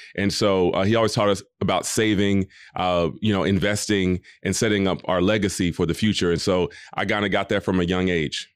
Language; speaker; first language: English; native; English